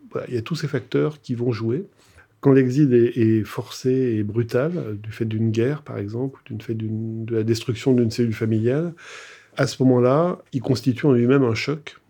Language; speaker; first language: French; native; French